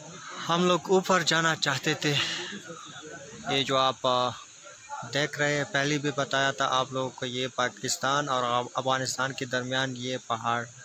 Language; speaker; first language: Hindi; non-native, local second language; Pashto